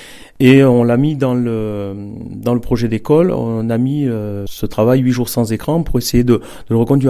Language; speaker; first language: French; native; French